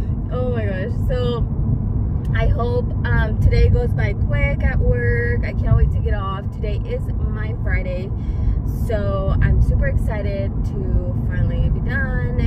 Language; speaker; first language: English; early bilingual, other home language; Spanish